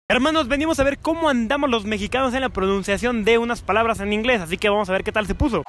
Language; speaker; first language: Spanish; native; Spanish